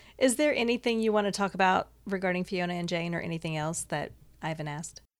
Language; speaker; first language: English; native; English